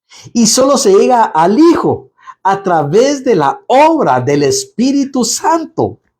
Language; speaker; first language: Spanish; native; Spanish